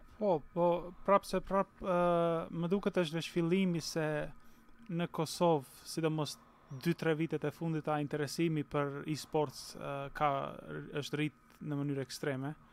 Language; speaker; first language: Albanian; native; Albanian